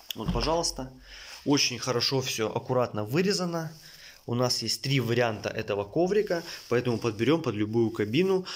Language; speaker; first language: Russian; native; Russian